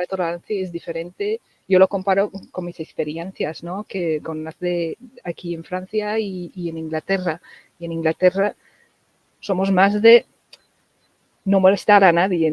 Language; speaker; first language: Spanish; non-native, fluent; English